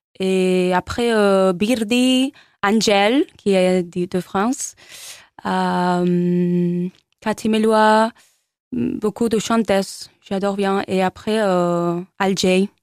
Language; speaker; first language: French; non-native, learner; Spanish